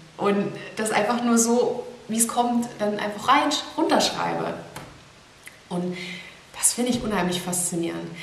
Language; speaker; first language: German; native; German